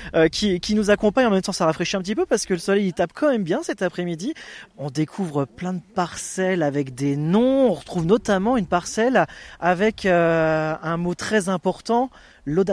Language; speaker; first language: French; native; French